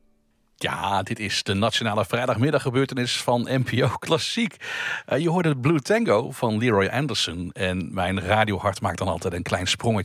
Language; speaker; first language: Dutch; native; Dutch